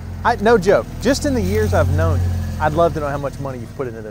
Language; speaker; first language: English; native; English